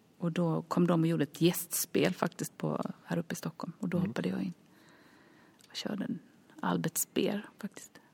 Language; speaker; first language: Swedish; early bilingual, other home language; Finnish